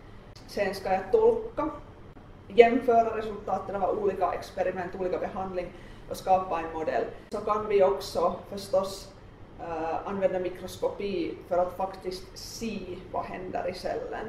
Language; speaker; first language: Swedish; non-native, local second language; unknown